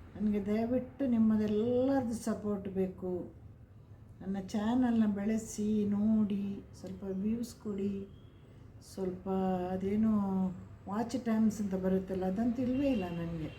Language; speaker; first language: Kannada; non-native, local second language; Malayalam